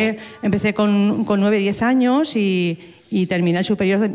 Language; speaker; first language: Spanish; native; Spanish